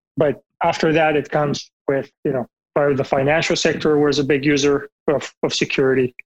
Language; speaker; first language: English; non-native, fluent; Bulgarian